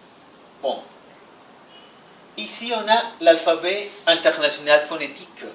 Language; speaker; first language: French; non-native, fluent; Spanish